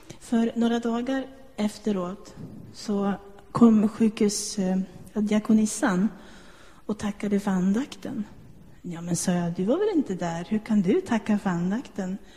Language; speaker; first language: Swedish; native; Swedish